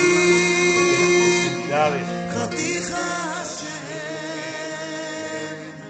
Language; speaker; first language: Spanish; native; Spanish